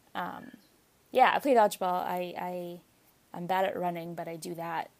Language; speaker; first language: English; non-native, fluent; Arabic